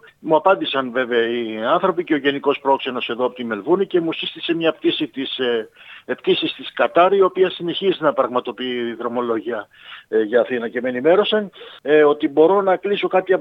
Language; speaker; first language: Greek; native; Greek